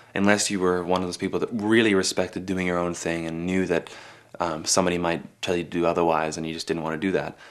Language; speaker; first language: English; native; English